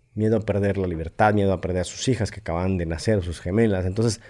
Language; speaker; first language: Spanish; native; Spanish